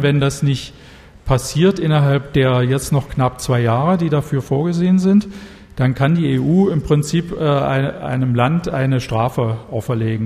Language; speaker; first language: German; native; German